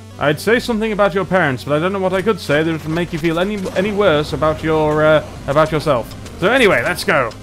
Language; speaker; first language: English; native; English